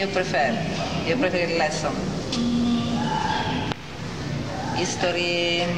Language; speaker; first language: English; non-native, learner; Italian